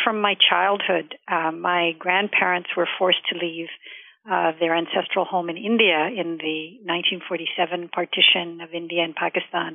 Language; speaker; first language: English; non-native, local second language; Urdu